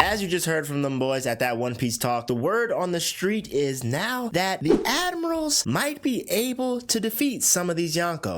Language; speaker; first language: English; native; English